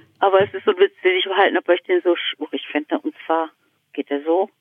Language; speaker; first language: German; native; German